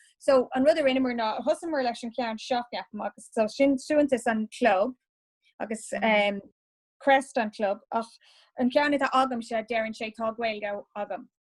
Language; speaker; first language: Irish; non-native, local second language; English